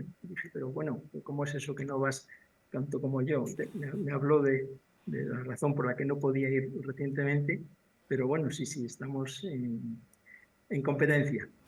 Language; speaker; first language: Spanish; native; Spanish